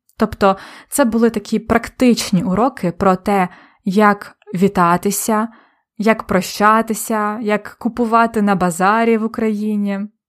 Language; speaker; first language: Ukrainian; native; Ukrainian